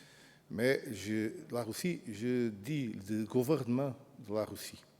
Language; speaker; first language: French; non-native, fluent; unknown